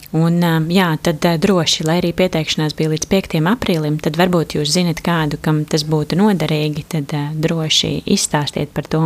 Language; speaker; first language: Latvian; native; Latvian